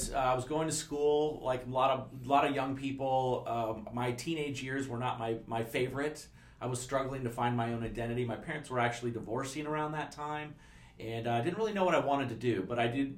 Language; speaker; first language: English; native; English